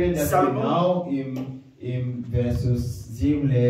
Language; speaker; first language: German; non-native, fluent; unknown